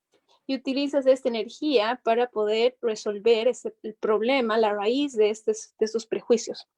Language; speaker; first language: Spanish; native; Spanish